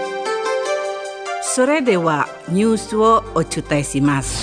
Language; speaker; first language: Japanese; non-native, fluent; Indonesian